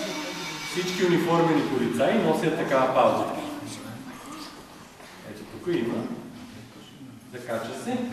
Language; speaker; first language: Bulgarian; native; Bulgarian